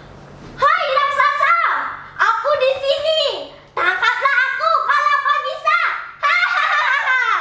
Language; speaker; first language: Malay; non-native, local second language; Balinese